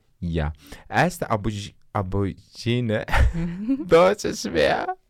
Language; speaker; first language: German; non-native, learner; Turkish